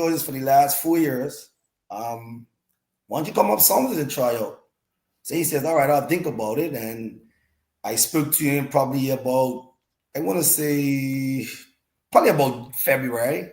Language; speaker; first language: English; native; English